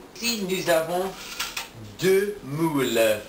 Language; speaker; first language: French; non-native, fluent; English